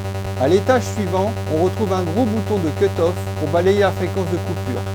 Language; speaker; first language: French; native; French